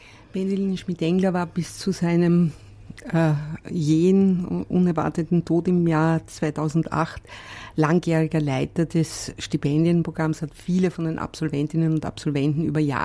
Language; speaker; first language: German; native; German